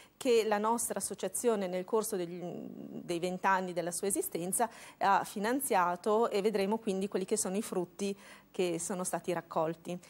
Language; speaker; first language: Italian; native; Italian